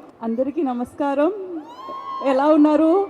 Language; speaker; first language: Telugu; non-native, fluent; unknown